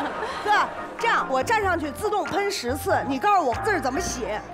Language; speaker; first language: Chinese; native; Chinese